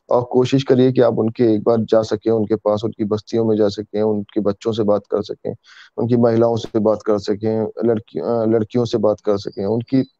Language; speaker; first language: Hindi; native; Hindi